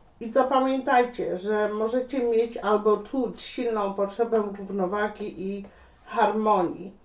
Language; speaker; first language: Polish; native; Polish